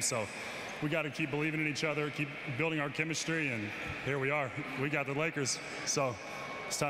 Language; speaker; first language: English; native; English